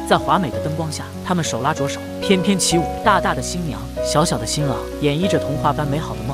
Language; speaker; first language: Chinese; native; Chinese